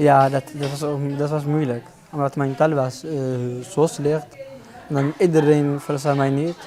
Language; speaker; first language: Dutch; non-native, learner; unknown